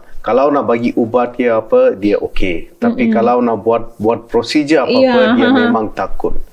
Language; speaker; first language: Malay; non-native, local second language; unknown